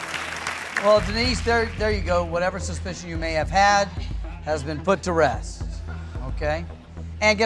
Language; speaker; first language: English; native; English